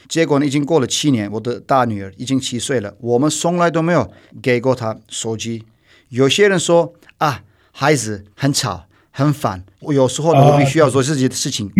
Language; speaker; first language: Chinese; non-native, fluent; Turkish